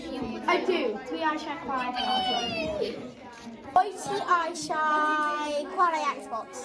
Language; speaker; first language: Welsh; non-native, learner; English